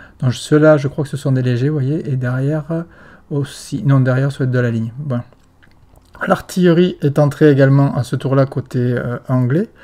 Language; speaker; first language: French; native; French